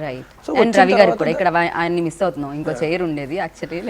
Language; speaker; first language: Telugu; native; Telugu